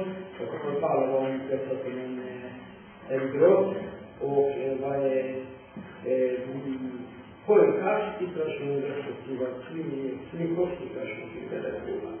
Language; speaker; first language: Swedish; non-native, fluent; Persian